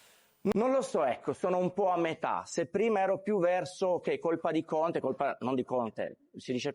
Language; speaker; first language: Italian; native; Italian